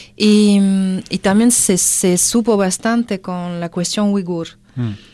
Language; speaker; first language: Spanish; non-native, fluent; French